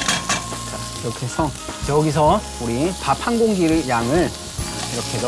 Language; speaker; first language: Korean; native; Korean